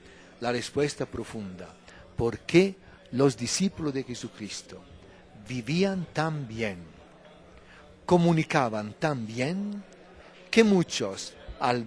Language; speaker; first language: Spanish; non-native, fluent; Italian